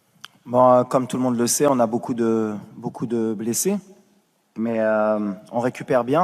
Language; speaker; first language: French; native; French